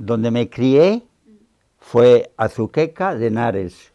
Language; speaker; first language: Spanish; native; Spanish